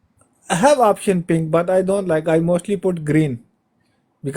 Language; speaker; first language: English; non-native, learner; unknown